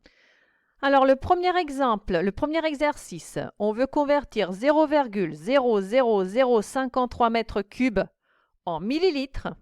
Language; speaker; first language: French; native; French